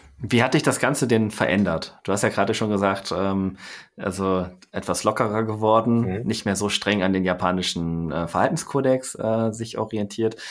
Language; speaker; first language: German; native; German